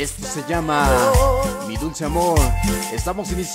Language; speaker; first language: Spanish; native; Spanish